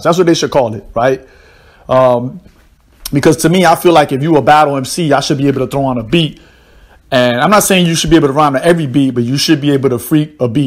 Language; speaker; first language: English; native; English